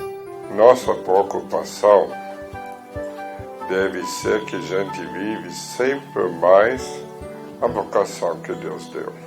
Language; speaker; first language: Portuguese; non-native, fluent; German